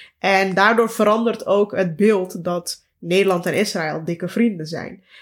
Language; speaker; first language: Dutch; early bilingual, other home language; Turkish